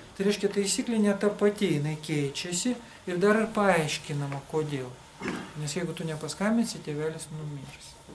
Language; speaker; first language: Lithuanian; non-native, local second language; Russian